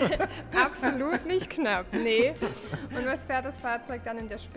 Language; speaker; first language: German; native; German